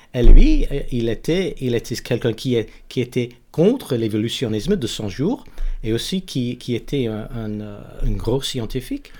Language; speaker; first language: French; non-native, learner; English